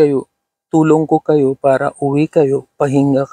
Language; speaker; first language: Filipino; non-native, learner; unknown